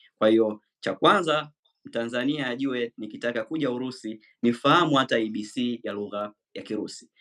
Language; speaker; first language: Swahili; native; Swahili